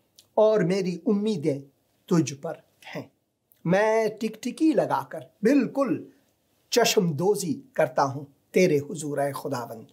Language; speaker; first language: Hindi; non-native, fluent; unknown